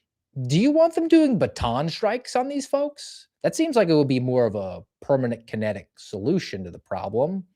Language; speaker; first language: English; native; English